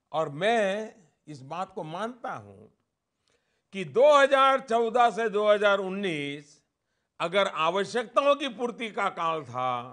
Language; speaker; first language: Hindi; non-native, local second language; Gujarati